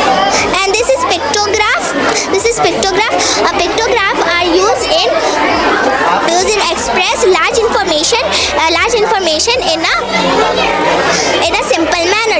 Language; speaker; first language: English; non-native, learner; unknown